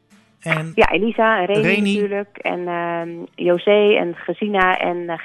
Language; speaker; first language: Dutch; native; Dutch